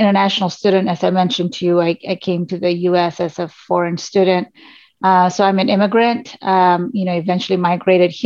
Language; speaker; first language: English; non-native, local second language; Tamil